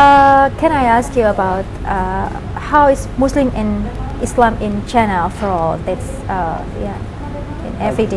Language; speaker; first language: English; non-native, fluent; Indonesian